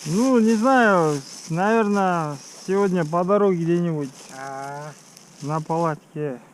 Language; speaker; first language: Russian; non-native, local second language; Kazakh